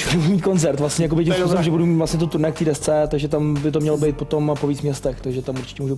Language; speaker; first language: Czech; native; Czech